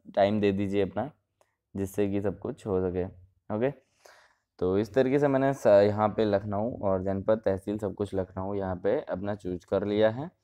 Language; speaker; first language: Hindi; native; Hindi